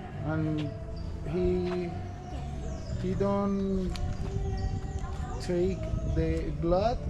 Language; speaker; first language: English; non-native, learner; Spanish